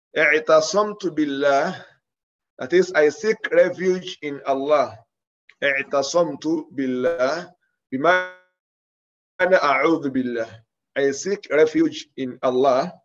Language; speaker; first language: English; non-native, local second language; Yoruba